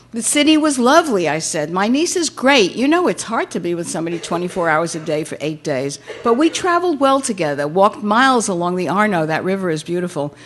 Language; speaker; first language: English; native; English